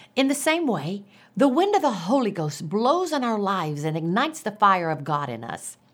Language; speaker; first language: English; native; English